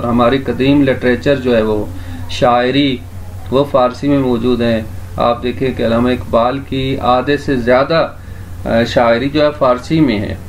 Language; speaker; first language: Urdu; native; Urdu